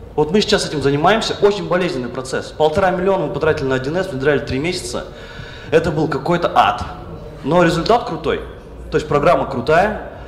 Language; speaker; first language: Russian; native; Russian